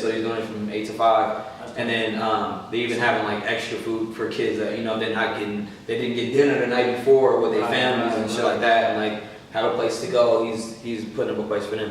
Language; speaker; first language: English; native; English